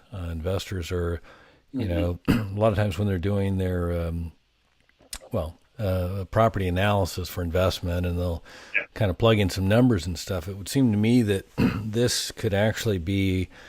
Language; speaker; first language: English; native; English